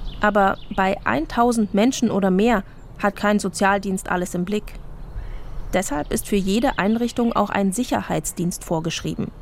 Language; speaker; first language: German; native; German